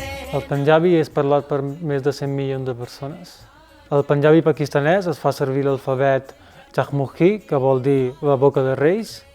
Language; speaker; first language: Catalan; early bilingual, other home language; Punjabi